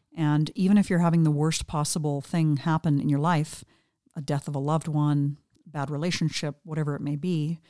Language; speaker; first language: English; native; English